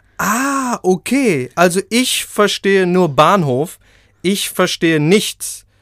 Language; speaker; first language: German; native; German